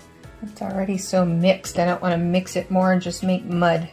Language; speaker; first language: English; native; English